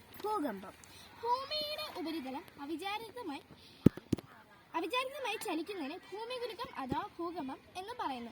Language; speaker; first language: Malayalam; native; Malayalam